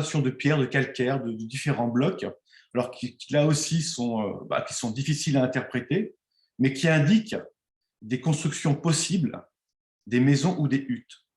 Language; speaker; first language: French; native; French